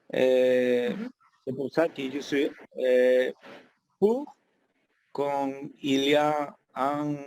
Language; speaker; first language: French; non-native, learner; Spanish